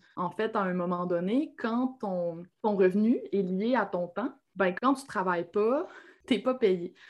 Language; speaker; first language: French; native; French